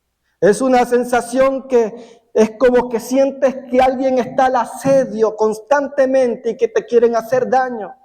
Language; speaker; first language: Spanish; native; Spanish